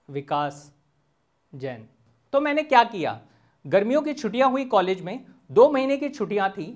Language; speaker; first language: Hindi; native; Hindi